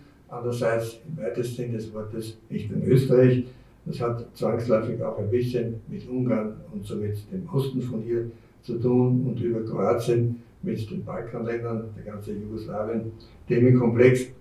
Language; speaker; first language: German; native; German